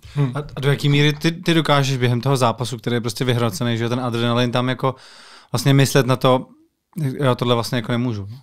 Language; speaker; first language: Czech; native; Czech